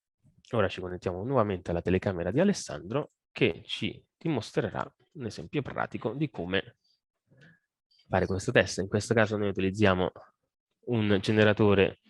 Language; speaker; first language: Italian; native; Italian